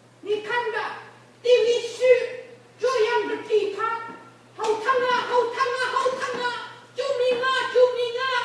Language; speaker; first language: Chinese; non-native, learner; Korean